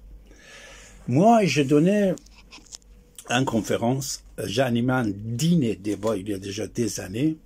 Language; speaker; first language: French; non-native, fluent; Persian